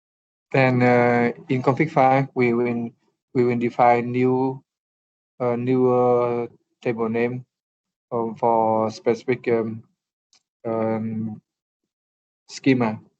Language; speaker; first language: English; non-native, learner; Vietnamese